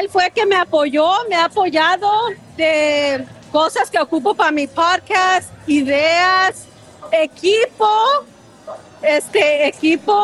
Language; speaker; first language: Spanish; early bilingual, heritage; Spanish